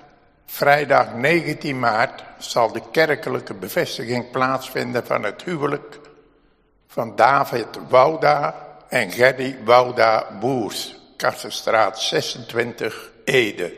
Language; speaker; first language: Dutch; native; Dutch